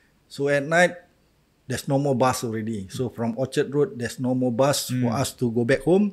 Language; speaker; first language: English; non-native, local second language; Malay